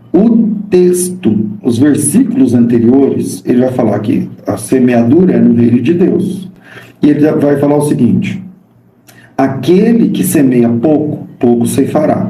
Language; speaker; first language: Portuguese; native; Portuguese